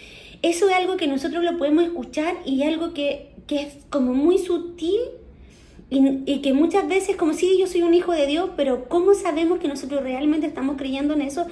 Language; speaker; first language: Spanish; native; Spanish